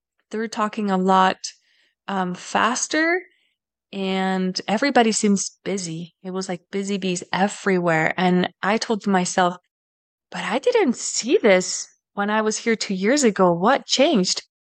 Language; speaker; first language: English; non-native, fluent; Spanish